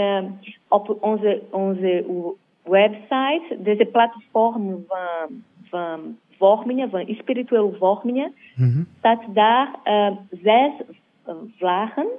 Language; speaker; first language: Dutch; non-native, learner; Portuguese